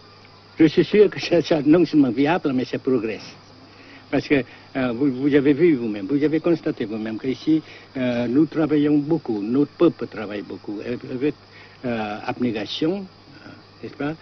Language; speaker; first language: French; non-native, local second language; Vietnamese